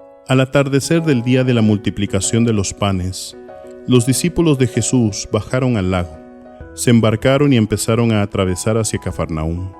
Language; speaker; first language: Spanish; native; Spanish